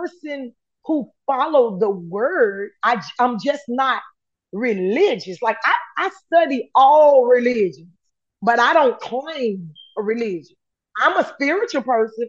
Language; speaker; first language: English; native; English